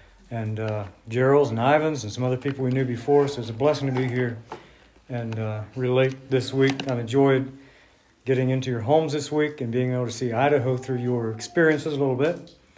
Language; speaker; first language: English; native; English